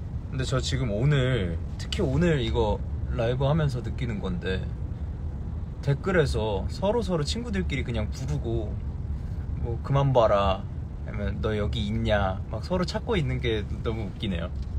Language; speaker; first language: Korean; early bilingual, heritage; Korean